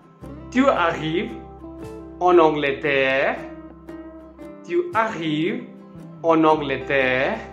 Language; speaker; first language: French; non-native, fluent; Hindi